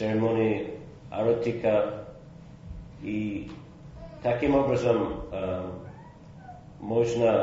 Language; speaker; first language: Russian; non-native, fluent; English